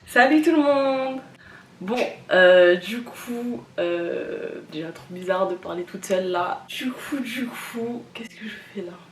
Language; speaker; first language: French; early bilingual, other home language; Vietnamese